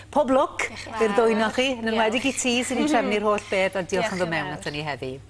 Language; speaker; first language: Welsh; native; Welsh